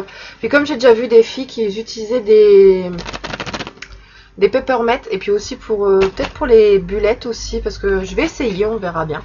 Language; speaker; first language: French; native; French